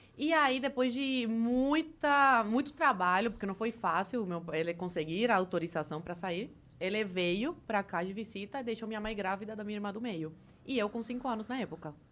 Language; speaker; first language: Portuguese; early bilingual, other home language; Spanish